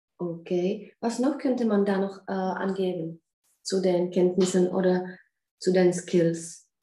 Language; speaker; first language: German; non-native, fluent; Czech